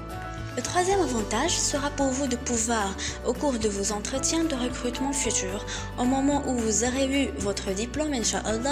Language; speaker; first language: French; non-native, local second language; Arabic